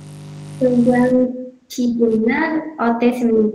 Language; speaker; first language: Korean; non-native, learner; Indonesian